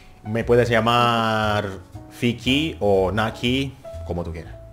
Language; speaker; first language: Spanish; non-native, fluent; Indonesian